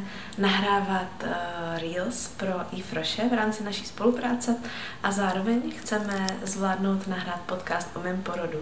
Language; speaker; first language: Czech; native; Czech